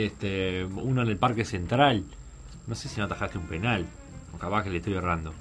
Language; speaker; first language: Spanish; native; Spanish